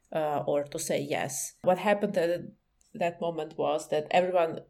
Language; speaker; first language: English; non-native, fluent; Serbian